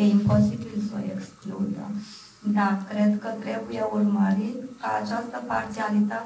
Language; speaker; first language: Romanian; native; Romanian